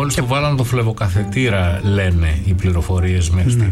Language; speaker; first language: Greek; native; Greek